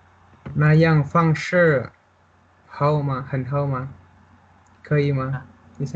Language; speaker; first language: Chinese; non-native, learner; Indonesian